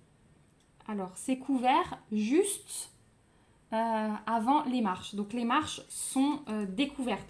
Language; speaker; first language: French; native; French